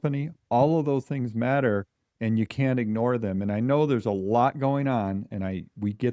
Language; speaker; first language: English; native; English